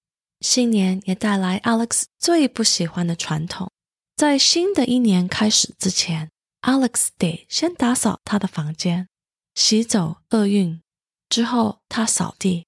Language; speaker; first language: Chinese; early bilingual, heritage; Chinese